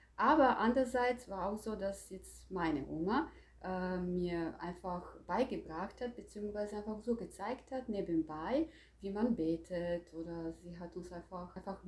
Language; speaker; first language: German; non-native, fluent; Croatian